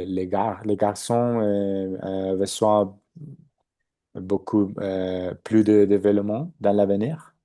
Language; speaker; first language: French; non-native, learner; Spanish